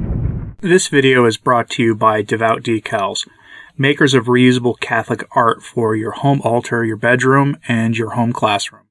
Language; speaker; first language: English; native; English